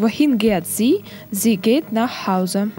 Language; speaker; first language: German; non-native, learner; Russian